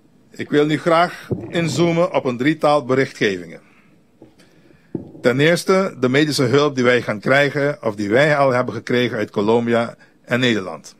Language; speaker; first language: Dutch; native; Dutch